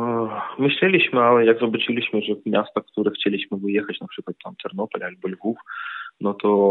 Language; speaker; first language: Polish; non-native, fluent; Ukrainian